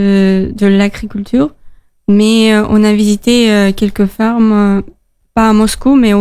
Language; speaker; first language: French; non-native, learner; Russian